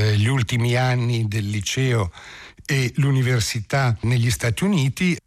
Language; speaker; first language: Italian; early bilingual, heritage; Italian